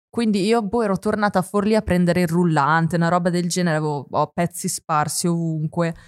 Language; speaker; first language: Italian; native; Italian